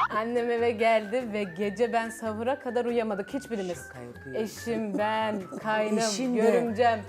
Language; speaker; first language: Turkish; native; Turkish